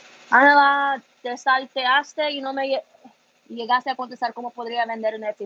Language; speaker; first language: Spanish; early bilingual, heritage; Spanish